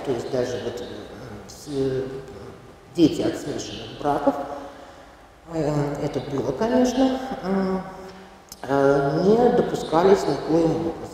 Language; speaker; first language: Russian; native; Russian